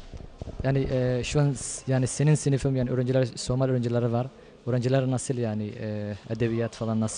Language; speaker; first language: Turkish; non-native, learner; Somali